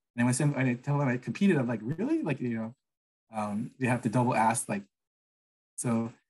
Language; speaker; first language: English; non-native, fluent; Korean